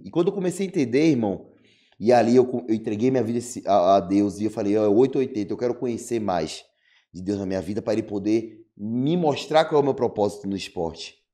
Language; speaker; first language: Portuguese; native; Portuguese